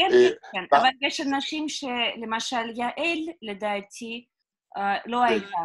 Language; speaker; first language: Hebrew; non-native, fluent; Russian